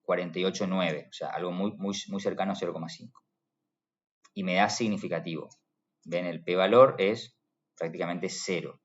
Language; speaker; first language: Spanish; native; Spanish